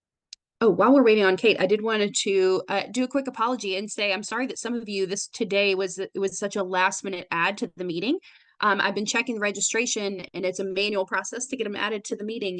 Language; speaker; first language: English; native; English